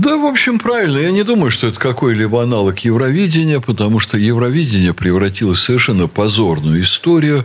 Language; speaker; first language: Russian; native; Russian